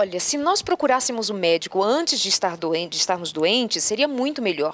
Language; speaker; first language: Portuguese; native; Portuguese